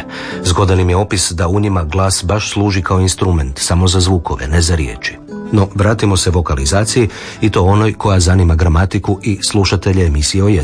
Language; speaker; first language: Serbian; native; Serbian